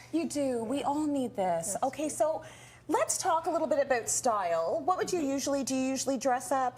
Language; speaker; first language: English; native; English